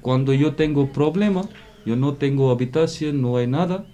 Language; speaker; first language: Spanish; non-native, learner; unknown